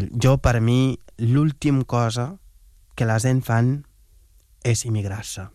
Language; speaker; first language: Catalan; non-native, fluent; Wolof